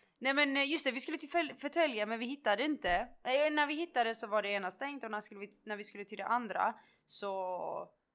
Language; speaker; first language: Swedish; early bilingual, other home language; Kurdish